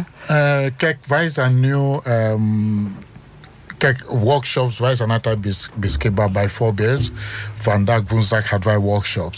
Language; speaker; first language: Dutch; non-native, learner; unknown